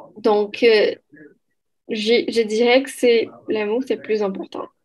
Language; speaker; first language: French; non-native, learner; Portuguese